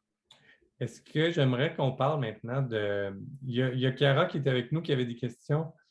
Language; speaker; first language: French; native; French